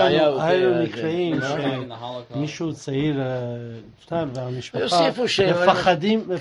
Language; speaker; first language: Hebrew; non-native, learner; English